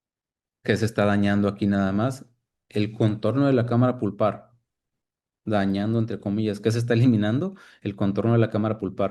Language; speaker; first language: Spanish; native; Spanish